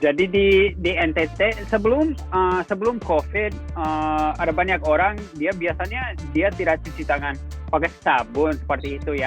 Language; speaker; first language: Indonesian; non-native, fluent; English